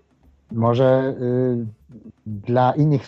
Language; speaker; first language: Polish; non-native, fluent; Japanese